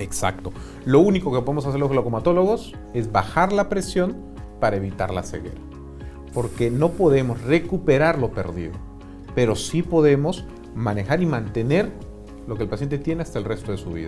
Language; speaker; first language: Spanish; native; Spanish